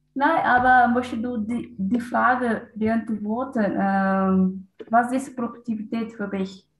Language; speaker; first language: German; non-native, learner; Portuguese